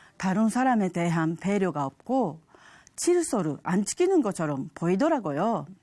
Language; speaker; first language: Korean; non-native, fluent; Japanese